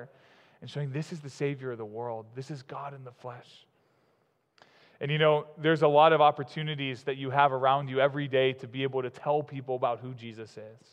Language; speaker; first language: English; native; English